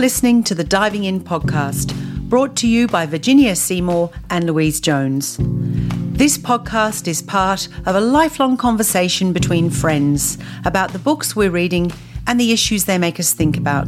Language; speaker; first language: English; native; English